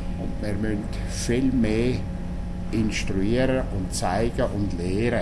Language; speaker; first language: German; native; German